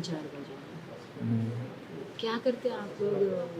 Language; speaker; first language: Hindi; non-native, local second language; Telugu